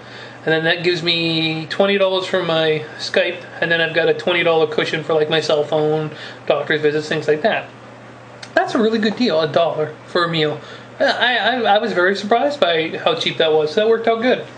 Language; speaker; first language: English; native; English